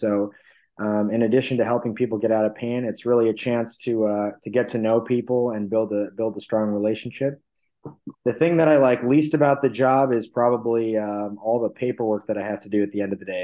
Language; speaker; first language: English; native; English